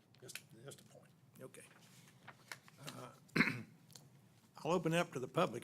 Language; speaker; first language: English; native; English